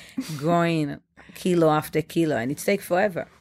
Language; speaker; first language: English; non-native, fluent; Hebrew